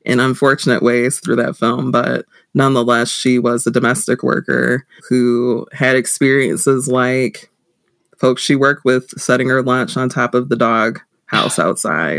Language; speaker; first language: English; native; English